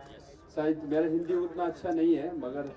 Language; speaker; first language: Hindi; non-native, learner; Tibetan